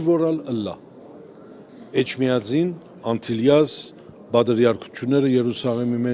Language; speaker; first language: Armenian; early bilingual, heritage; Armenian